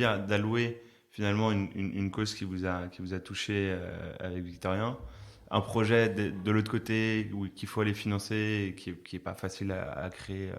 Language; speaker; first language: French; native; French